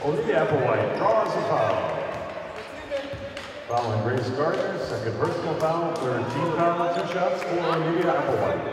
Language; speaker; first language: English; non-native, fluent; Danish